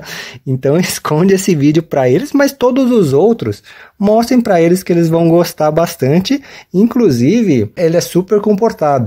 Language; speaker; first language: Portuguese; native; Portuguese